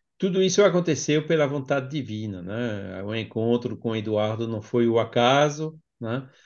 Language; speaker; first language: Portuguese; non-native, fluent; French